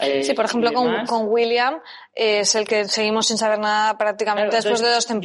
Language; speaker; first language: Spanish; native; Spanish